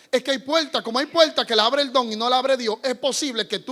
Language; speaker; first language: Spanish; native; Spanish